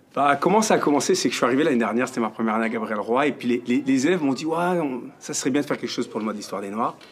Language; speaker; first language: French; native; French